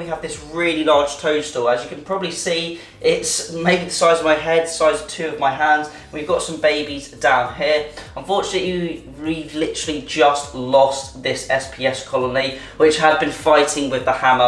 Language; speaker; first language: English; native; English